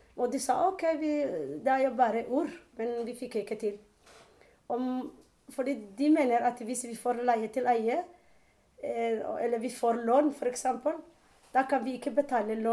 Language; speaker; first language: Norwegian; non-native, learner; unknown